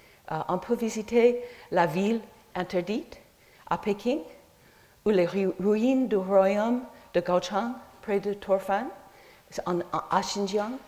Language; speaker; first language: French; non-native, fluent; English